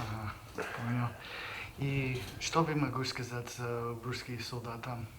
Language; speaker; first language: Russian; non-native, learner; English